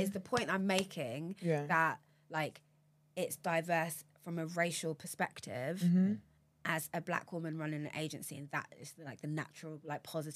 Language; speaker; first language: English; native; English